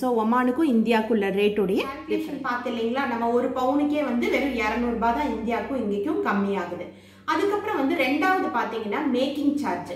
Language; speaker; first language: Tamil; native; Tamil